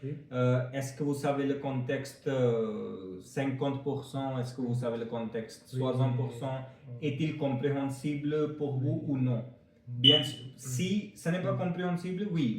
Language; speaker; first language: French; non-native, fluent; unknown